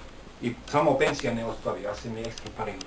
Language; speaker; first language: Bulgarian; non-native, learner; Finnish